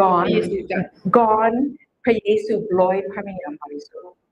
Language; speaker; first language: Thai; non-native, fluent; English